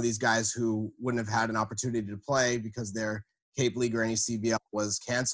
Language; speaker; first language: English; native; English